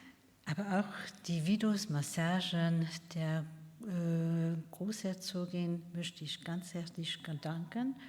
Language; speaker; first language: German; non-native, local second language; Luxembourgish